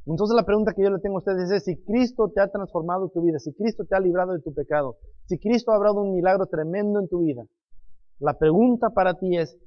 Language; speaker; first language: Spanish; non-native, fluent; English